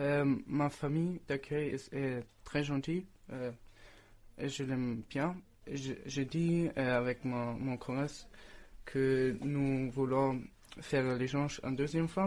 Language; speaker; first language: French; non-native, learner; German